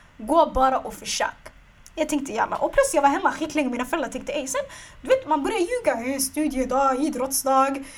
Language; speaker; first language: Swedish; early bilingual, other home language; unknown